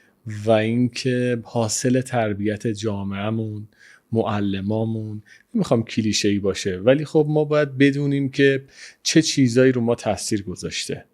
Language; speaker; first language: Persian; native; Persian